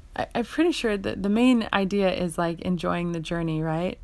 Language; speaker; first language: English; native; English